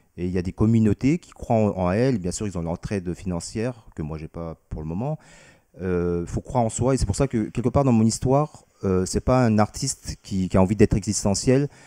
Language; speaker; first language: French; early bilingual, other home language; Vietnamese